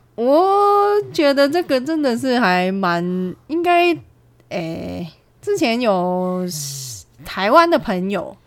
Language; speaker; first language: Chinese; non-native, local second language; Cantonese